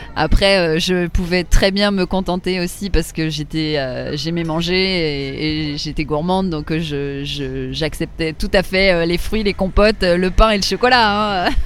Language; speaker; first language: French; native; French